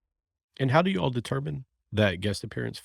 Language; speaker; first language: English; native; English